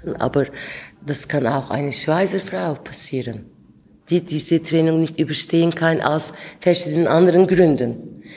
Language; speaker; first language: German; non-native, fluent; Turkish